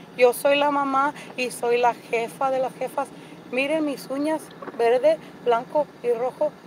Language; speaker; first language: Spanish; early bilingual, heritage; Spanish